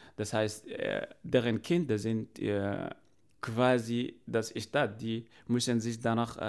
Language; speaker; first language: German; non-native, learner; Arabic